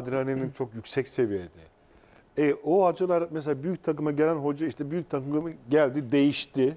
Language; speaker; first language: Turkish; native; Turkish